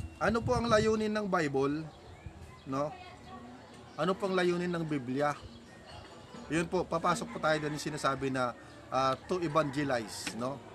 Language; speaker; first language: Filipino; non-native, local second language; Iloko